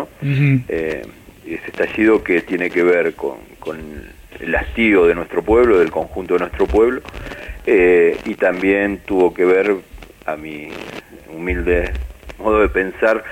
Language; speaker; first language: Spanish; native; Spanish